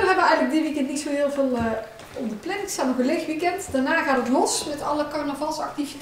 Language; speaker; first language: Dutch; native; Dutch